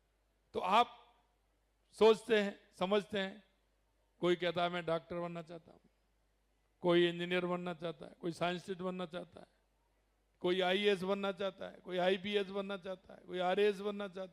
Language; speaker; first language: Hindi; native; Hindi